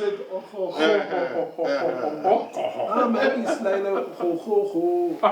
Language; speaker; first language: English; non-native, local second language; Akan